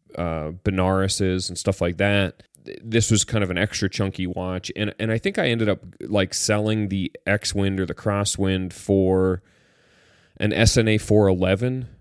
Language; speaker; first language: English; native; English